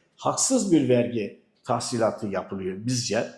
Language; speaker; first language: Turkish; native; Turkish